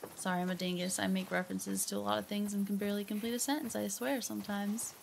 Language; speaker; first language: English; native; English